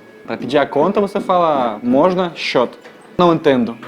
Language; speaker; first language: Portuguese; non-native, fluent; Russian